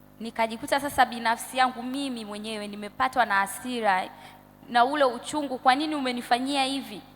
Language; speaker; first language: Swahili; native; Swahili